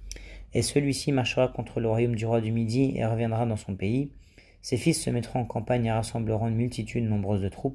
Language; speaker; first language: French; native; French